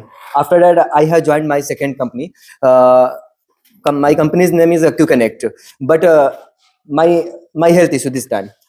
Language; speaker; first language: English; non-native, learner; Hindi